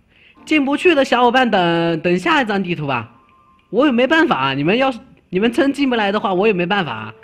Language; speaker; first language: Chinese; native; Chinese